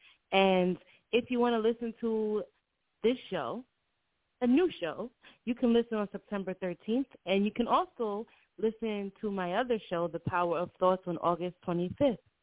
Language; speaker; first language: English; native; English